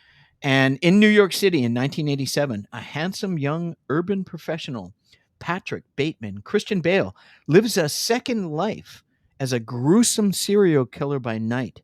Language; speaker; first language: English; native; English